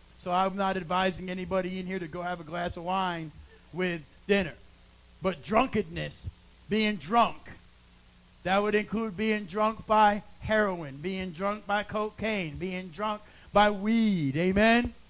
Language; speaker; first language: English; native; English